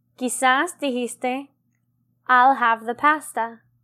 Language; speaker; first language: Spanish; non-native, learner; English